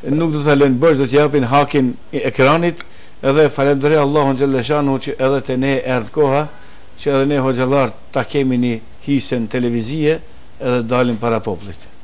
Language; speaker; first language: Albanian; native; Albanian